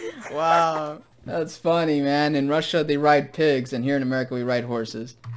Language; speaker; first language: English; native; English